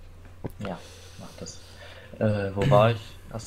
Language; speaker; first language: German; native; German